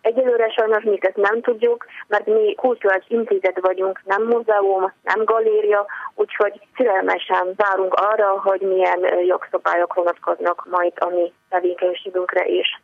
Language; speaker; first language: Hungarian; non-native, fluent; Polish